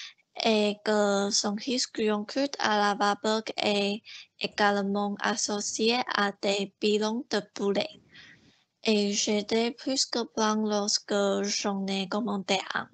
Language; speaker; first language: French; non-native, learner; Chinese